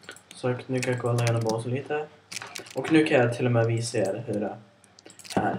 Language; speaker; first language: Swedish; native; Swedish